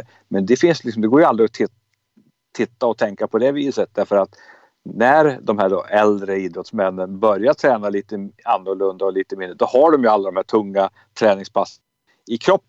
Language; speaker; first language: Swedish; native; Swedish